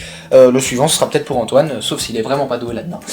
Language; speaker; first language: French; native; French